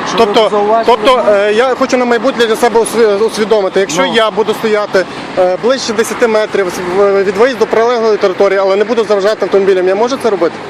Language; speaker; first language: Ukrainian; native; Ukrainian